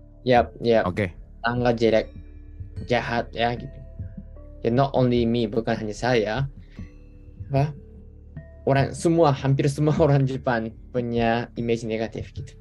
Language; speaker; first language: Indonesian; non-native, fluent; Japanese